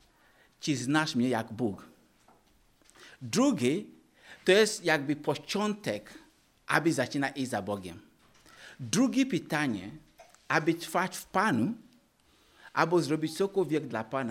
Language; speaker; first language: Polish; non-native, learner; Ukrainian